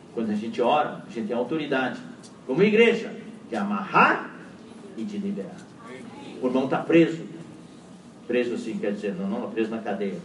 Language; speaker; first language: Portuguese; non-native, fluent; Chinese